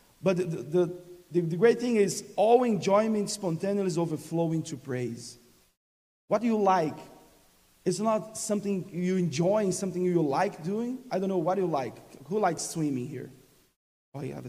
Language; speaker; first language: English; non-native, learner; Portuguese